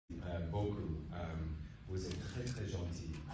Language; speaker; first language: French; non-native, learner; English